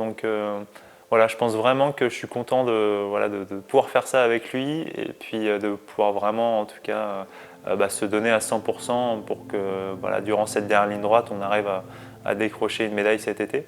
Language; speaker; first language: French; native; French